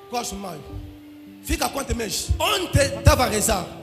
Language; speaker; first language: Portuguese; non-native, learner; Lingala